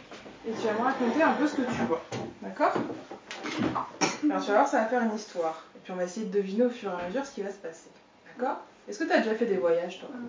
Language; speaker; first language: French; native; French